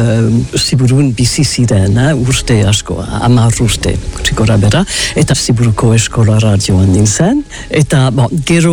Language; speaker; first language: Basque; early bilingual, heritage; English